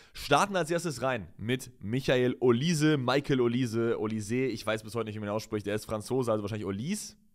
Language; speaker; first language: German; native; German